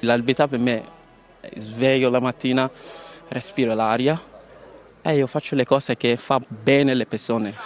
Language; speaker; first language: Italian; non-native, learner; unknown